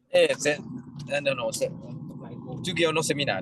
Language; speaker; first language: Japanese; non-native, learner; Thai